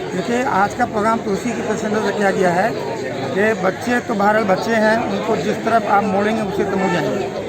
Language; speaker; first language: Urdu; native; Urdu